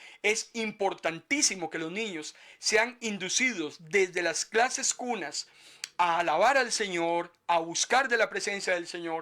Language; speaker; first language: Spanish; native; Spanish